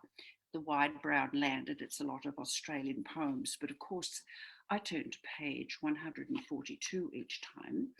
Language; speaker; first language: English; native; English